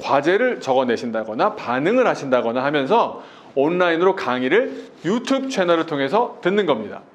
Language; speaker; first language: Korean; native; Korean